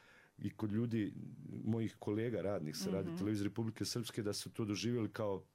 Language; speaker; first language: Serbian; native; Serbian